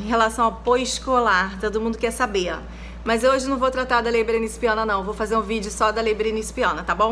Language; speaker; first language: Portuguese; native; Portuguese